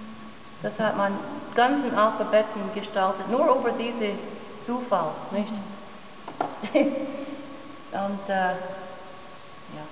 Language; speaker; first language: German; non-native, learner; English